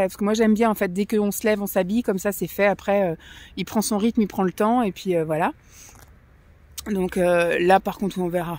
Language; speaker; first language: French; native; French